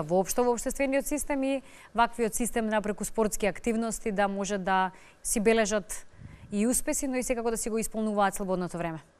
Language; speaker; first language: Macedonian; native; Macedonian